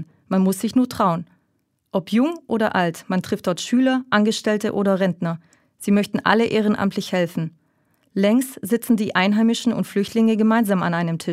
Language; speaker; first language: German; native; German